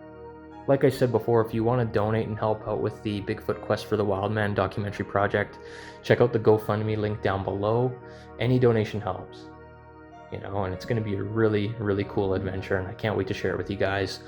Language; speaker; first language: English; native; English